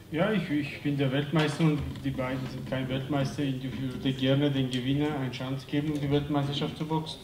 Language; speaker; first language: German; non-native, fluent; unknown